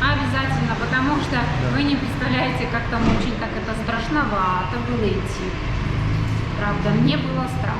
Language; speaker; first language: Russian; native; Russian